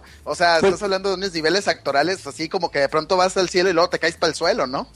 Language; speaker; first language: Spanish; native; Spanish